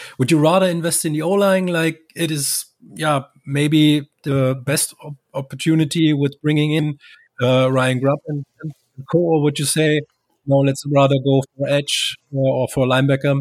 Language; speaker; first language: English; non-native, fluent; German